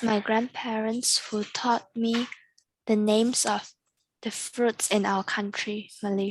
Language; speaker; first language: English; non-native, learner; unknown